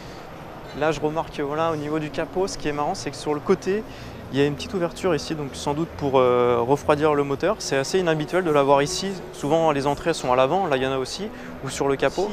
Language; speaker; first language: French; native; French